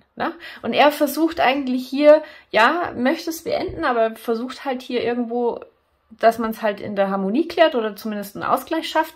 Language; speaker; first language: German; native; German